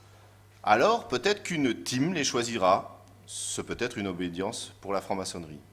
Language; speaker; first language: French; native; French